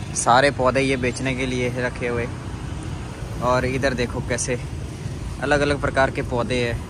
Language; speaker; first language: Hindi; native; Hindi